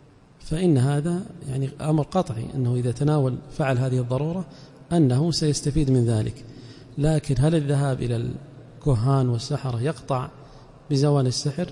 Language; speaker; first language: Arabic; native; Arabic